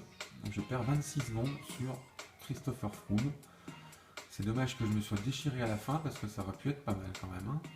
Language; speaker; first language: French; native; French